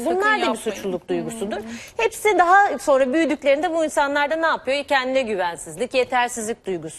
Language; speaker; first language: Turkish; native; Turkish